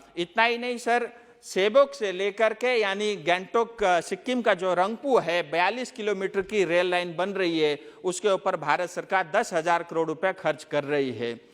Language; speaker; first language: Hindi; non-native, local second language; Nepali